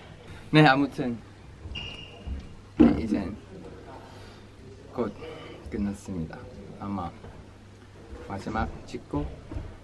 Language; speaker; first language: Korean; non-native, fluent; Thai